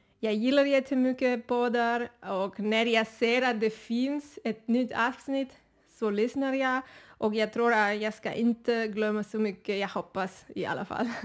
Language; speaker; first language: Swedish; non-native, learner; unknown